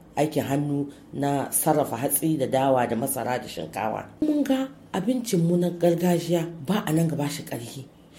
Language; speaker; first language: Hausa; native; Hausa